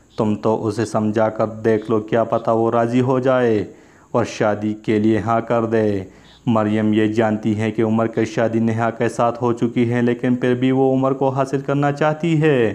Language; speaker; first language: Urdu; non-native, local second language; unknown